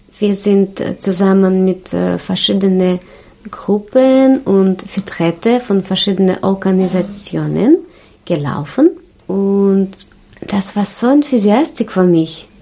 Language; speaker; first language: German; non-native, learner; Russian